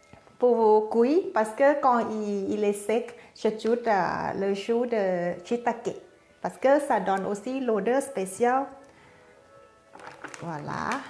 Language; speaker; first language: French; non-native, learner; Thai